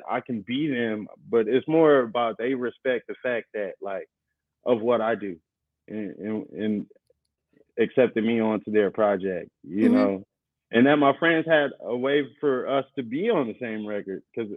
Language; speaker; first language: English; native; English